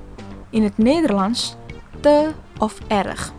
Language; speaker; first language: Dutch; non-native, learner; Indonesian